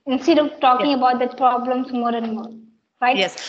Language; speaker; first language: English; non-native, local second language; Hindi